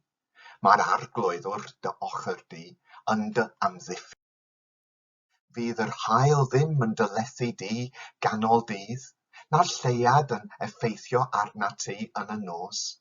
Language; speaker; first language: Welsh; non-native, fluent; English